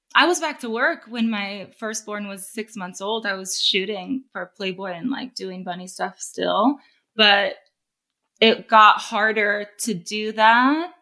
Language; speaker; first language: English; native; English